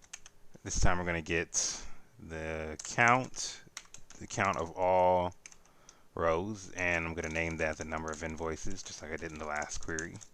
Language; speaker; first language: English; native; English